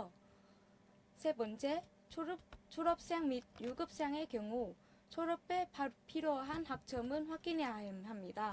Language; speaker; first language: Korean; non-native, fluent; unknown